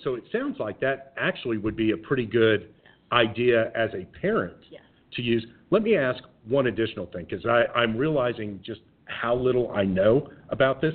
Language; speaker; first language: English; native; English